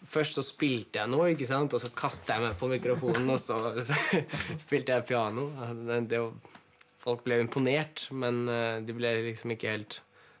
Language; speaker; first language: Norwegian; early bilingual, other home language; Russian